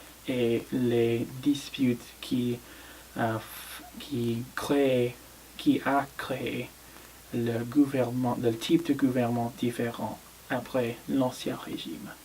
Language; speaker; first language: French; non-native, learner; English